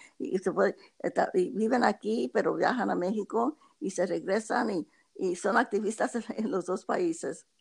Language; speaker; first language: Spanish; early bilingual, heritage; Spanish